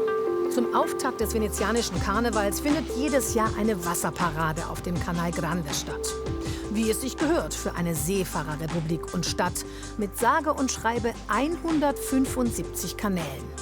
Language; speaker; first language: German; native; German